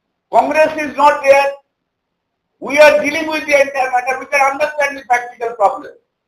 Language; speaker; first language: English; non-native, local second language; Bangla